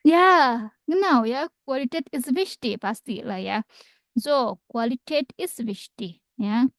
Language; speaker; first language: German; non-native, fluent; Indonesian